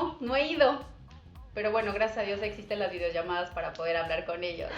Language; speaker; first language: Spanish; native; Spanish